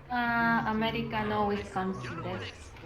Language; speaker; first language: Japanese; non-native, learner; English